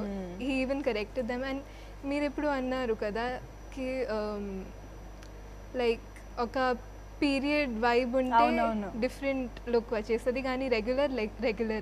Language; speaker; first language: Telugu; non-native, fluent; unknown